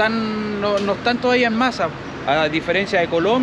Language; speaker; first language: Spanish; native; Spanish